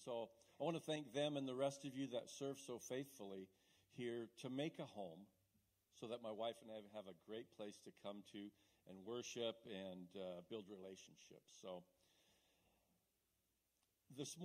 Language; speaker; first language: English; native; English